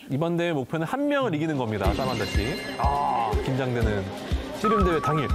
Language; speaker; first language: Korean; native; Korean